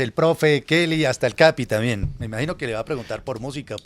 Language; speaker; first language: Spanish; native; Spanish